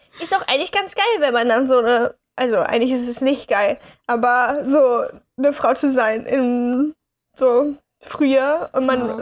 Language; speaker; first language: German; native; German